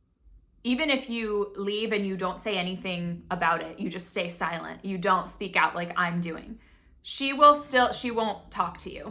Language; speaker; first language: English; native; English